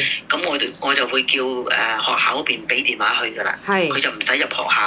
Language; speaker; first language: Cantonese; native; Cantonese